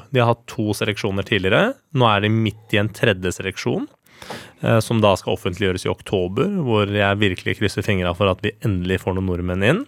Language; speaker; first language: Norwegian; early bilingual, other home language; Persian